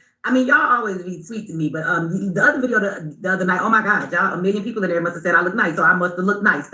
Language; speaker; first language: English; native; English